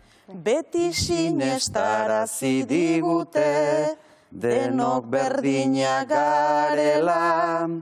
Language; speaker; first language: Basque; native; Basque